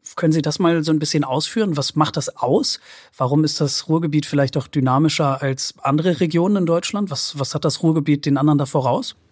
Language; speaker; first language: German; native; German